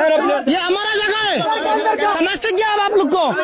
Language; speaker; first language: Hindi; non-native, learner; Bangla